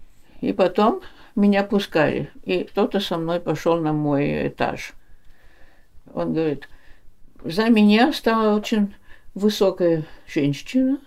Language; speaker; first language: Russian; early bilingual, heritage; Russian